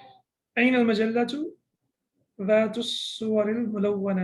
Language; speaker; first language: Arabic; non-native, fluent; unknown